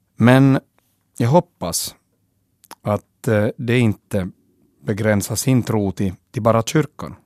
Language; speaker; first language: Swedish; native; Swedish